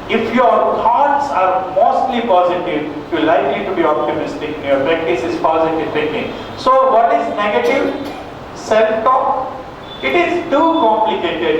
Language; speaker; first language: English; non-native, local second language; Gujarati